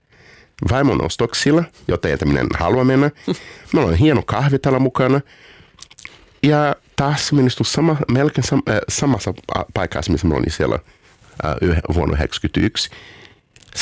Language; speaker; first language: Finnish; non-native, fluent; Portuguese